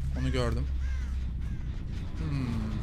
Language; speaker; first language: Turkish; native; Turkish